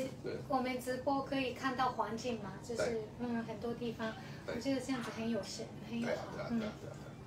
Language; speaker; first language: Chinese; non-native, fluent; Japanese